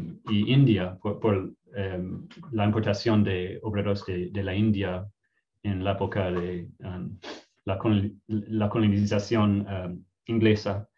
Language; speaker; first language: Spanish; non-native, fluent; English